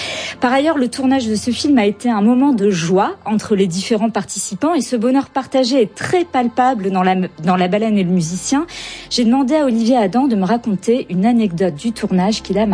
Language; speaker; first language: French; native; French